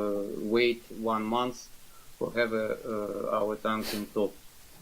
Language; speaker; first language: English; non-native, learner; Russian